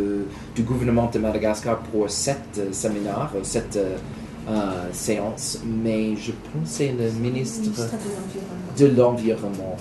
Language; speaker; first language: French; non-native, learner; English